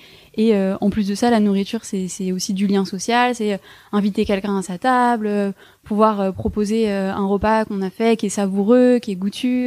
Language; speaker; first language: French; native; French